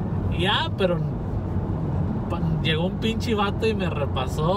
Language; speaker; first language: Spanish; early bilingual, heritage; Spanish